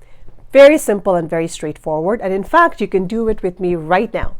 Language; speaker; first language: English; native; English